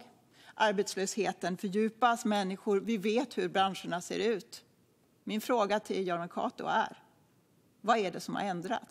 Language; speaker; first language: Swedish; native; Swedish